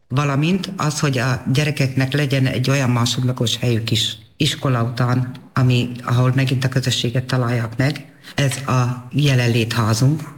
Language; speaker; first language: Hungarian; native; Hungarian